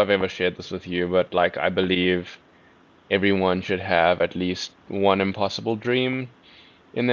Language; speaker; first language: English; native; English